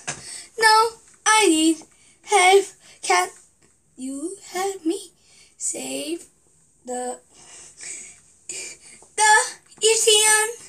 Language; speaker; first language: English; non-native, learner; Korean